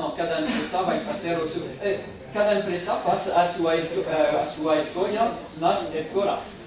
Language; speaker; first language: Portuguese; non-native, fluent; French